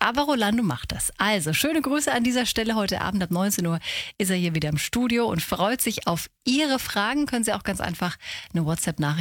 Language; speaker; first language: German; native; German